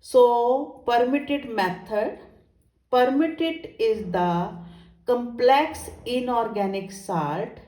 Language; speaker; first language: English; non-native, local second language; Punjabi